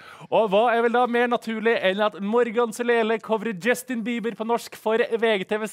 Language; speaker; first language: Norwegian; native; Norwegian